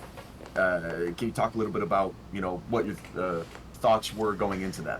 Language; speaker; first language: English; native; English